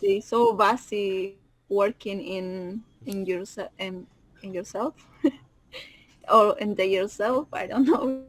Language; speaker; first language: English; non-native, learner; Spanish